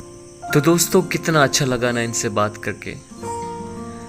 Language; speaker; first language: Hindi; native; Hindi